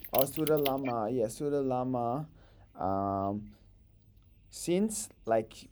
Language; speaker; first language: Indonesian; non-native, learner; English